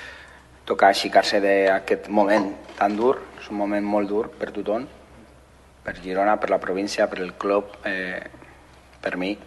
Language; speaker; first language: Catalan; non-native, fluent; Spanish